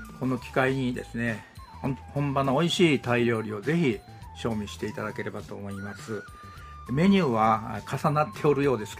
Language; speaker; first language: Japanese; native; Japanese